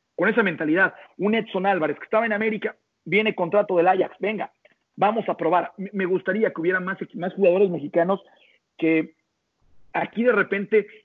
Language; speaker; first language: Spanish; native; Spanish